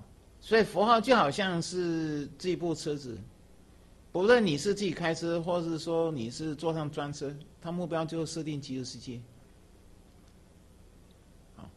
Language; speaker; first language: Chinese; native; Chinese